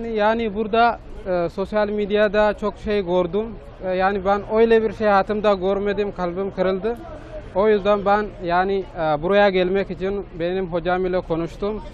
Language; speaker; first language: Turkish; non-native, learner; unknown